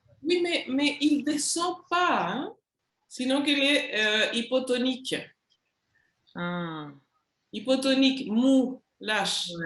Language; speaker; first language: French; non-native, learner; Spanish